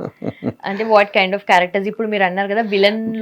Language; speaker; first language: Telugu; native; Telugu